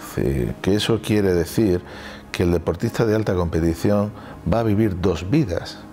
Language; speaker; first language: Spanish; native; Spanish